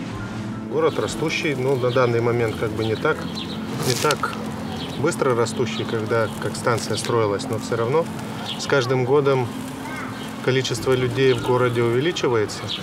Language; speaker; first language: Russian; native; Russian